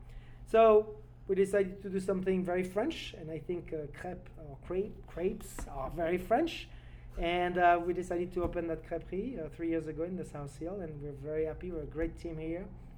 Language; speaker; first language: English; non-native, fluent; French